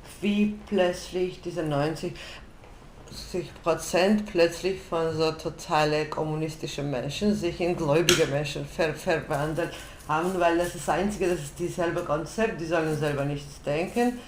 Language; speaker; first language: German; non-native, fluent; Georgian